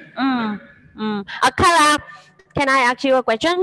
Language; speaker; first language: English; non-native, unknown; Vietnamese